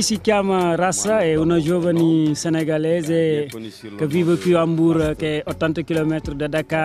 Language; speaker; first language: Italian; non-native, learner; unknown